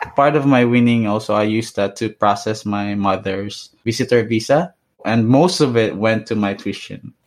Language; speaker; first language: English; non-native, local second language; Hiligaynon